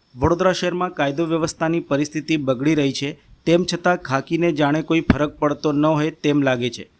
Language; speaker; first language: Gujarati; native; Gujarati